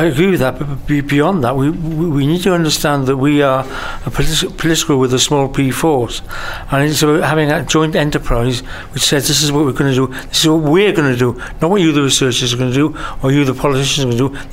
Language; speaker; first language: English; native; English